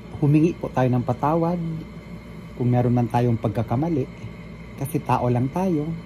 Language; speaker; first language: Filipino; native; Filipino